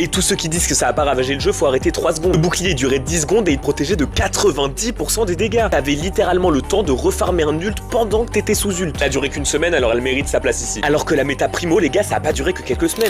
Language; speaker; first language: French; native; French